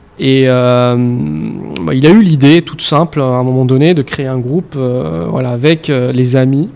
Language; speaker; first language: French; non-native, local second language; Arabic